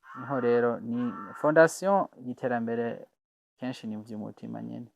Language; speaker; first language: Rundi; non-native, fluent; English